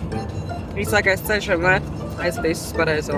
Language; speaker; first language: Latvian; native; Latvian